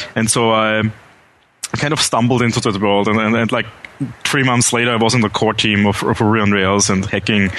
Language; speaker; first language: English; non-native, fluent; German